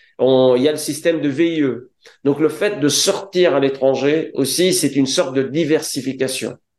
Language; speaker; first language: French; non-native, local second language; Arabic